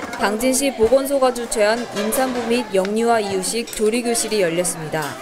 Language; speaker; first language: Korean; native; Korean